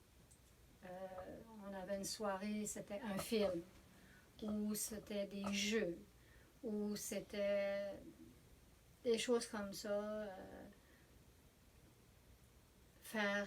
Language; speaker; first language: French; native; French